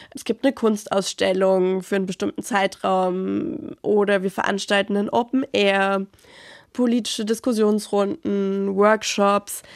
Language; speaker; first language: German; native; German